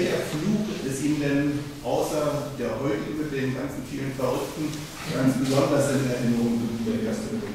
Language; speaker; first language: German; native; German